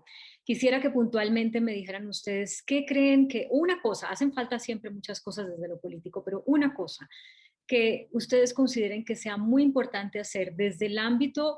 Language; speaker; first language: Spanish; native; Spanish